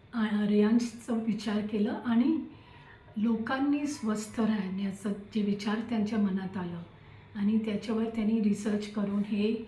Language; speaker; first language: Marathi; non-native, local second language; Tamil